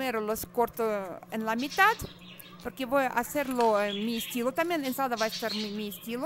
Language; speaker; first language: Spanish; non-native, fluent; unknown